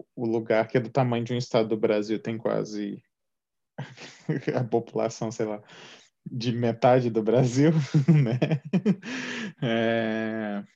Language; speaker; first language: Portuguese; native; Portuguese